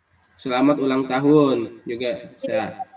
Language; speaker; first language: Indonesian; native; Indonesian